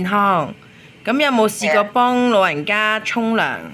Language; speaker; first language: Cantonese; native; Cantonese